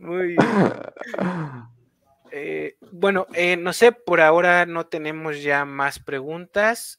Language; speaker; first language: Spanish; native; Spanish